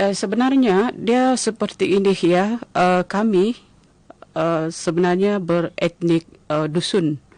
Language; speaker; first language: Malay; non-native, local second language; Central Dusun